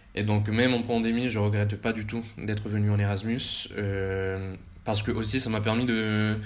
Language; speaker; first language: French; early bilingual, heritage; Spanish